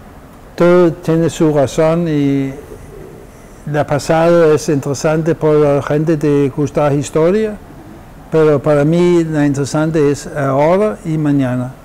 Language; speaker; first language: Spanish; non-native, fluent; Danish